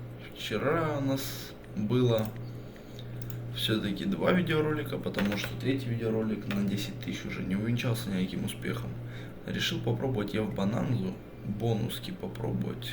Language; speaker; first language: Russian; native; Russian